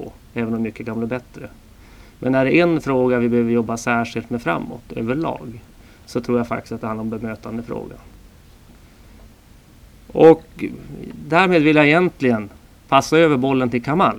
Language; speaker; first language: Swedish; native; Swedish